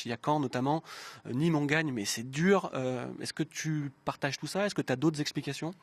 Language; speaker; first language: French; native; French